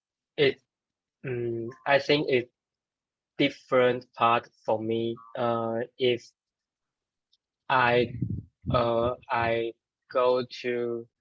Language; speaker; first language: English; non-native, learner; Chinese